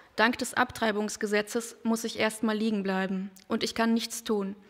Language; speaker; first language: German; native; German